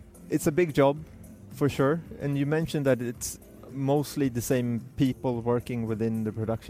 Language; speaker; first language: English; non-native, fluent; Swedish